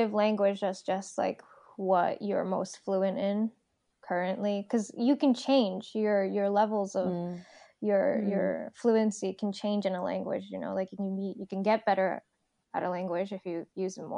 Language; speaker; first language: English; non-native, fluent; Japanese